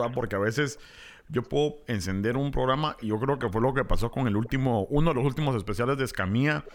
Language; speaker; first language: Spanish; native; Spanish